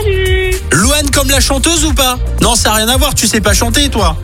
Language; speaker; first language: French; native; French